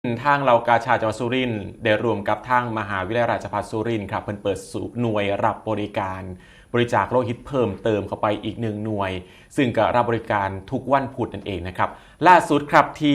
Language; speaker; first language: Thai; non-native, local second language; Northeastern Thai